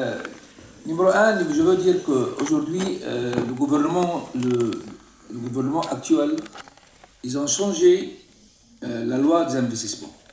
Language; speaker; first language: French; non-native, local second language; Arabic